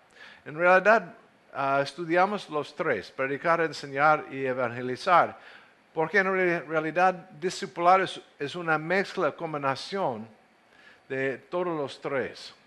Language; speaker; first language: Spanish; non-native, fluent; English